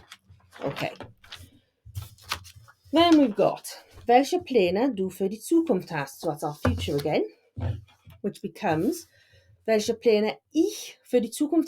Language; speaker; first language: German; non-native, fluent; English